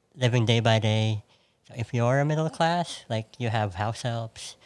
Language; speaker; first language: English; non-native, local second language; Filipino